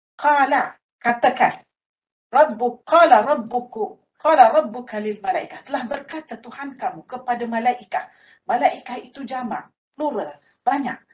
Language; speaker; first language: Malay; native; Malay